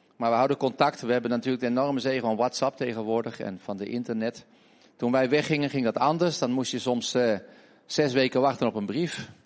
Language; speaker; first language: Dutch; native; Dutch